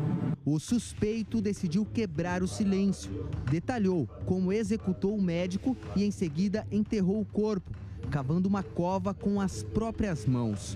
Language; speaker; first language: Portuguese; native; Portuguese